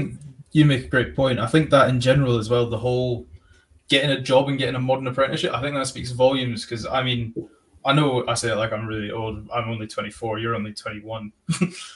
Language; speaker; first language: English; native; English